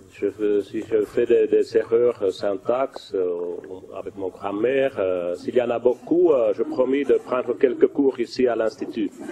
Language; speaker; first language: French; non-native, fluent; Finnish